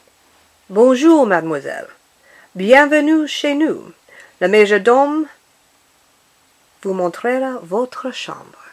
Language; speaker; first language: French; non-native, learner; English